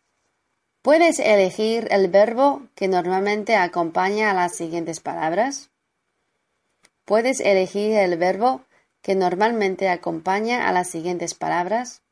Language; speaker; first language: Spanish; non-native, fluent; Chinese